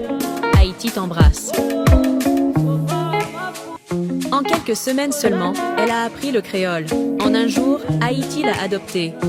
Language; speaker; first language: French; non-native, local second language; Haitian Creole